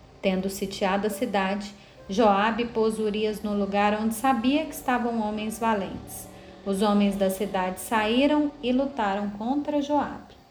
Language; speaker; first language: Portuguese; native; Portuguese